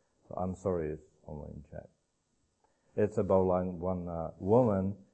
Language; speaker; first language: English; non-native, learner; Czech